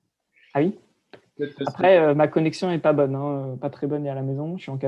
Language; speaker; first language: French; native; French